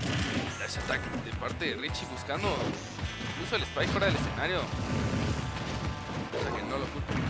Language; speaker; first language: Spanish; native; Spanish